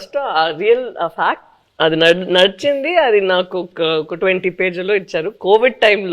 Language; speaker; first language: Telugu; non-native, fluent; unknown